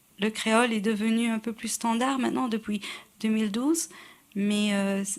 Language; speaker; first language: French; non-native, local second language; Morisyen